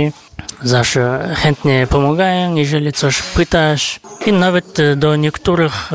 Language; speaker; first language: Polish; non-native, fluent; Kazakh